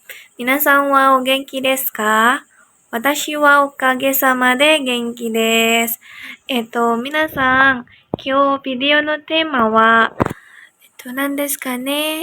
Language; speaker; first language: Japanese; non-native, learner; Indonesian